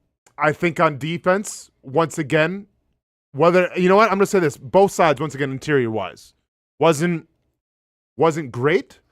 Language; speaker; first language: English; native; English